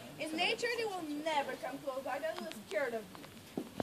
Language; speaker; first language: English; non-native, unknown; French